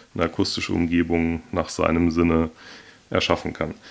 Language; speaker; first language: German; native; German